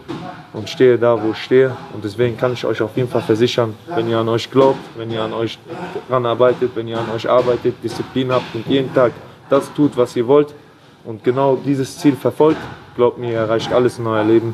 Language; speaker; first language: German; non-native, fluent; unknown